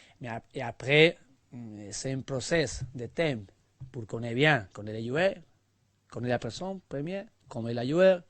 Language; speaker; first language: French; non-native, learner; Spanish